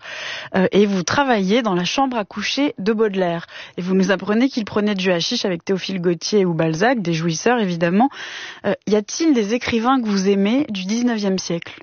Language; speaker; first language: French; native; French